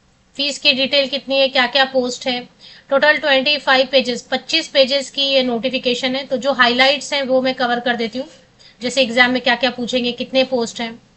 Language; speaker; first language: Hindi; native; Hindi